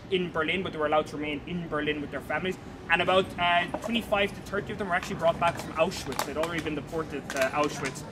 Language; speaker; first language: English; native; English